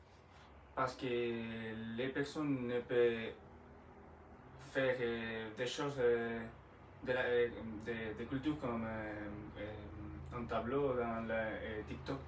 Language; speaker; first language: French; non-native, learner; Spanish